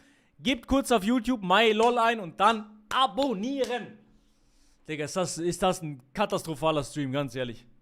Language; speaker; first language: German; native; German